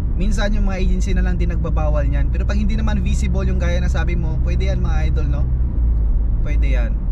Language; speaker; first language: Filipino; native; Filipino